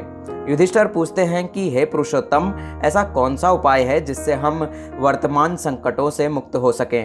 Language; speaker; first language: Hindi; native; Hindi